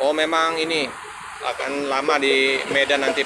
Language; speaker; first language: Indonesian; native; Indonesian